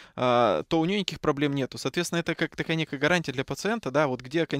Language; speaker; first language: Russian; native; Russian